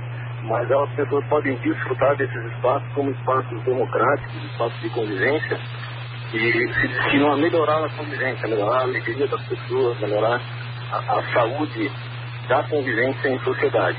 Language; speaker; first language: Portuguese; native; Portuguese